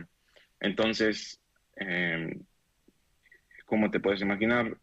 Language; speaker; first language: Spanish; non-native, learner; Hebrew